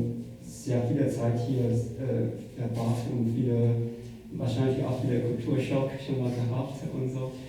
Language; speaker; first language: German; non-native, fluent; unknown